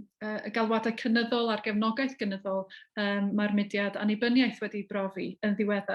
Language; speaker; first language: Welsh; native; Welsh